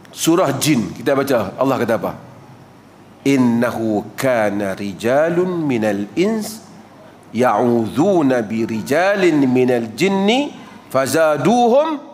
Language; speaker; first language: Malay; native; Malay